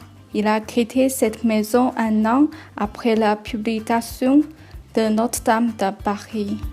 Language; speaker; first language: French; non-native, learner; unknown